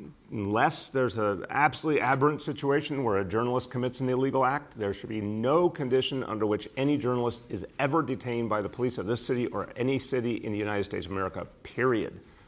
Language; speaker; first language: English; native; English